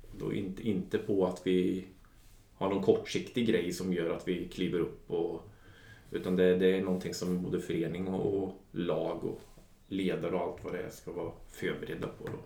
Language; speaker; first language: Swedish; native; Swedish